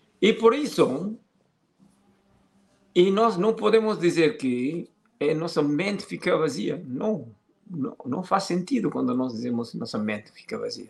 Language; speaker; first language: Portuguese; non-native, fluent; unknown